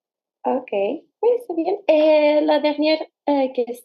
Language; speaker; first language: French; non-native, learner; Spanish